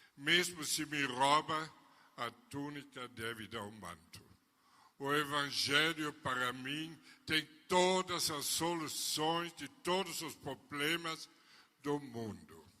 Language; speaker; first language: Portuguese; non-native, fluent; German